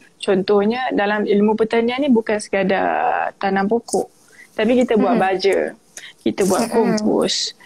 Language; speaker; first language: Malay; native; Malay